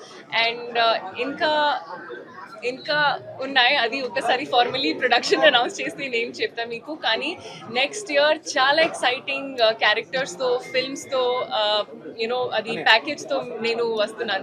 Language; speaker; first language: Telugu; non-native, local second language; Hindi